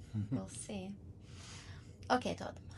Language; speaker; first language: English; non-native, learner; Ukrainian